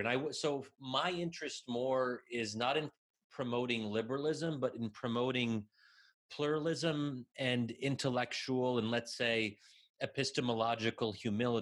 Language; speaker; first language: English; native; English